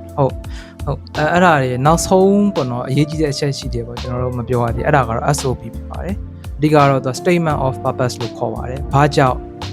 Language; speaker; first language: Burmese; native; Burmese